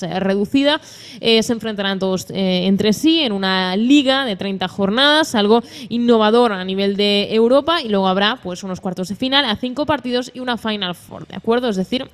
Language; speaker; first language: Spanish; native; Spanish